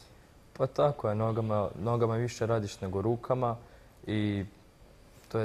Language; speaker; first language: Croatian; early bilingual, heritage; Croatian